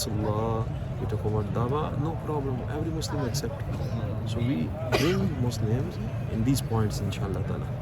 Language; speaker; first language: English; non-native, learner; Urdu